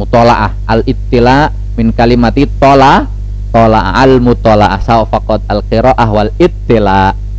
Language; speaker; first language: Arabic; non-native, fluent; Indonesian